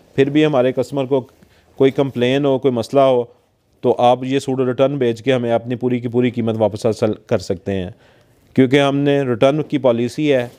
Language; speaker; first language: Urdu; non-native, local second language; Punjabi